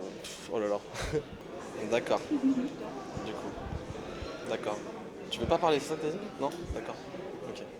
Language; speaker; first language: French; native; French